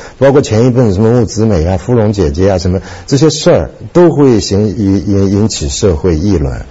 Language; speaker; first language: Chinese; native; Chinese